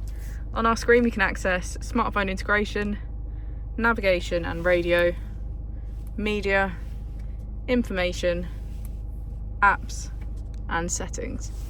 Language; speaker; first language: English; native; English